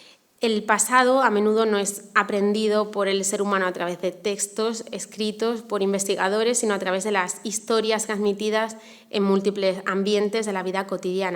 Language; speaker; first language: Spanish; native; Spanish